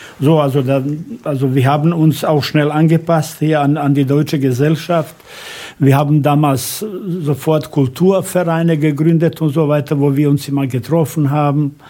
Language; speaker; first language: German; non-native, fluent; Bosnian